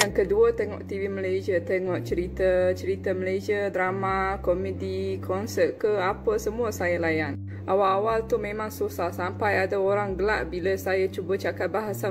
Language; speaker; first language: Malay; non-native, fluent; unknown